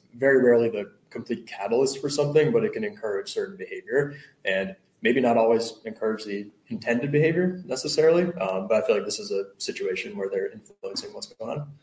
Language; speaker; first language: English; native; English